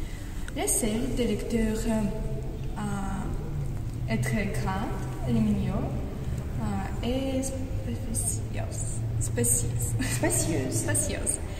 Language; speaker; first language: French; non-native, learner; Russian